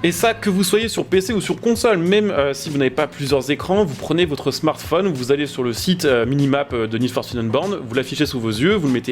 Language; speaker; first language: French; native; French